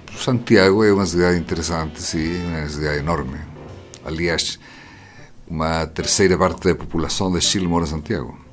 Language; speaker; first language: Portuguese; non-native, fluent; Spanish